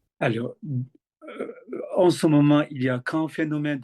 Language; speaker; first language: French; non-native, fluent; Korean